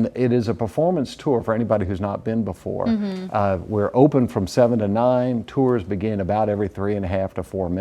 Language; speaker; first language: English; native; English